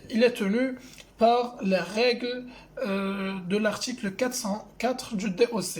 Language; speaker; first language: French; non-native, local second language; Arabic